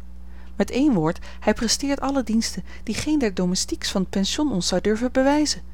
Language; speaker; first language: Dutch; native; Dutch